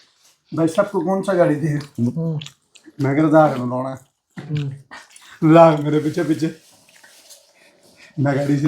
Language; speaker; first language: Hindi; non-native, local second language; Punjabi